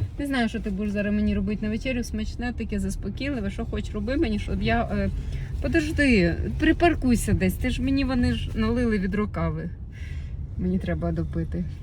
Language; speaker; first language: Ukrainian; non-native, local second language; Russian